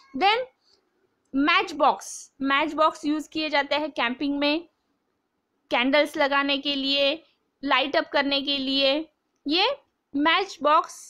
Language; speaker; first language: Hindi; non-native, local second language; Marathi